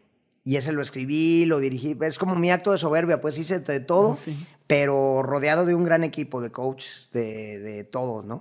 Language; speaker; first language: Spanish; native; Spanish